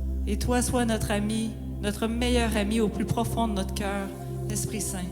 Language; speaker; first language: French; native; French